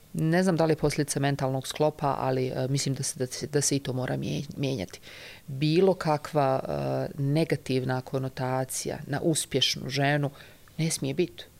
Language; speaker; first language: Croatian; native; Croatian